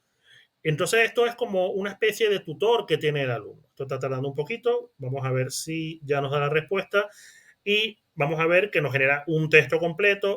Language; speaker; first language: Spanish; native; Spanish